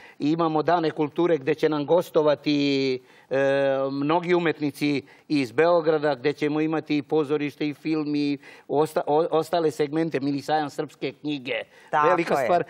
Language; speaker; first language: Croatian; early bilingual, heritage; Serbian